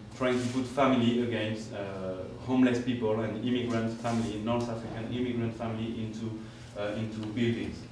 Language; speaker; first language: English; non-native, fluent; French